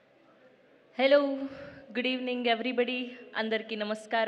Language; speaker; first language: Telugu; native; Telugu